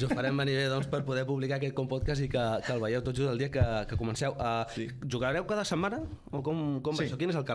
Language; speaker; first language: Catalan; native; Catalan